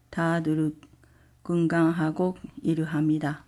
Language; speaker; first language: Korean; non-native, learner; Japanese